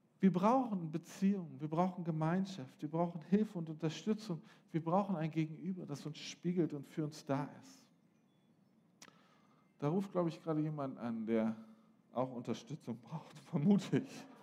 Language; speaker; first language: German; native; German